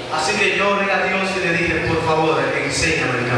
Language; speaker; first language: Spanish; native; Spanish